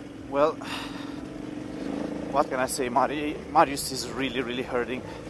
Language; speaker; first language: English; non-native, fluent; Romanian